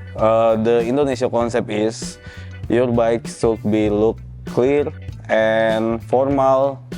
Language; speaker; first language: English; non-native, learner; Indonesian